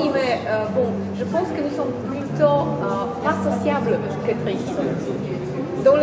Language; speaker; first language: French; non-native, fluent; Polish